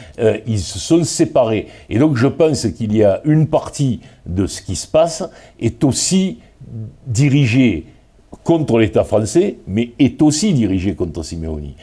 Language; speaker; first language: French; native; French